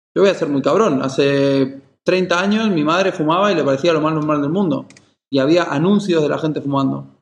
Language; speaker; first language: Spanish; native; Spanish